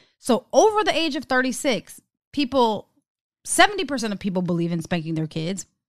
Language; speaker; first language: English; native; English